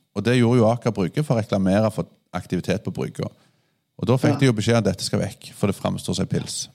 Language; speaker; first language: Norwegian; native; Norwegian